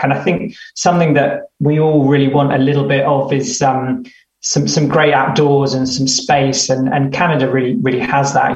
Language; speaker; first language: English; native; English